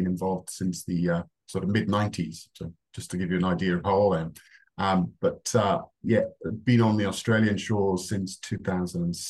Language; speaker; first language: English; native; English